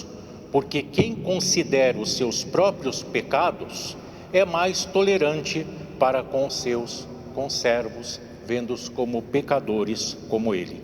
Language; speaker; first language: Portuguese; native; Portuguese